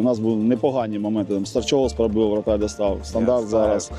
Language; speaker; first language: Ukrainian; native; Ukrainian